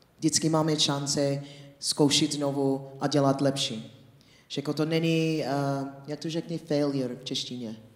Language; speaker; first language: Czech; non-native, fluent; English